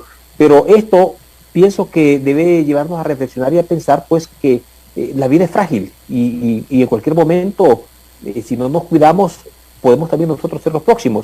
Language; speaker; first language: Spanish; native; Spanish